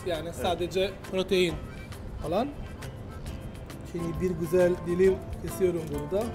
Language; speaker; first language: Turkish; non-native, learner; Italian